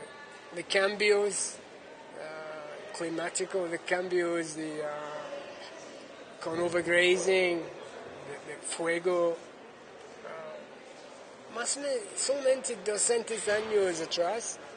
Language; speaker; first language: Spanish; non-native, learner; English